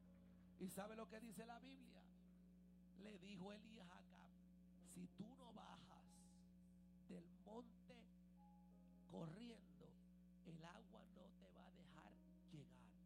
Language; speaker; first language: Spanish; native; Spanish